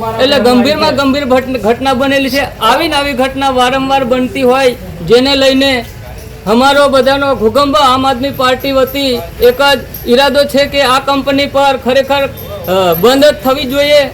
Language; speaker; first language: Gujarati; non-native, local second language; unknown